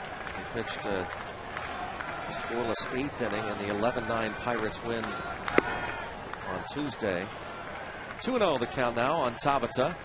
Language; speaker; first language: English; native; English